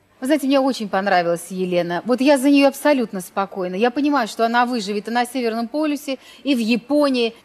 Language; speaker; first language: Russian; native; Russian